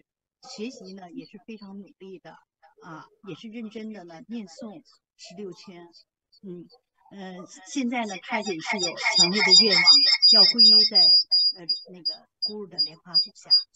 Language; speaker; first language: Chinese; native; Chinese